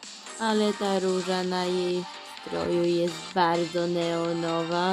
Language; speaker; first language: Polish; early bilingual, heritage; Polish